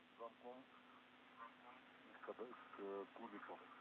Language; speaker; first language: Russian; native; Russian